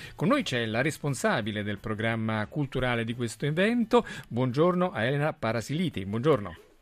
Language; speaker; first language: Italian; native; Italian